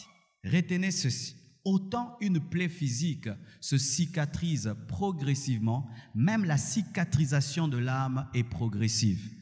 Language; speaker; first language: French; non-native, local second language; Lingala